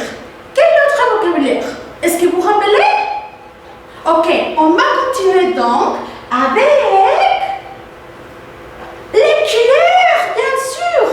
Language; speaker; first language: French; non-native, fluent; Spanish